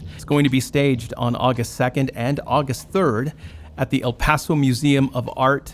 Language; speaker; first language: English; native; English